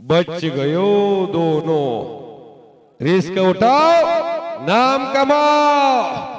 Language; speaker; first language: Hindi; non-native, local second language; Marathi